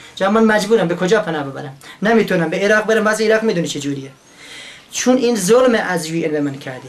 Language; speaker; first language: Persian; non-native, local second language; Kurdish